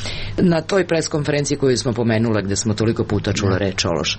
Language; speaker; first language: Serbian; native; Serbian